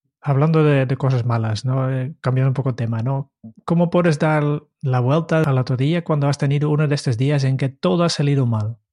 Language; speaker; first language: Spanish; non-native, fluent; Dutch